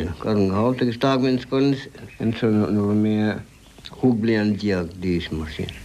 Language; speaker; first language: Irish; non-native, local second language; English